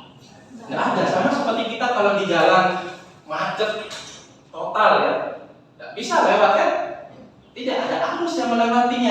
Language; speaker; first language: Indonesian; native; Indonesian